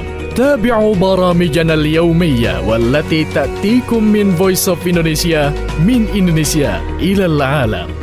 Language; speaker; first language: Arabic; non-native, fluent; Indonesian